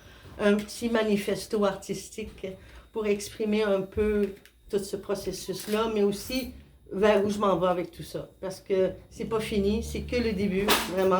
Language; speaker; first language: French; non-native, fluent; Spanish